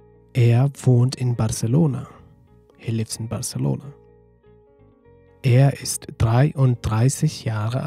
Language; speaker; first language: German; non-native, fluent; Nepali